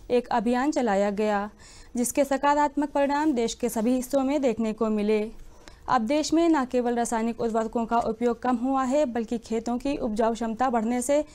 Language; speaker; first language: Hindi; native; Hindi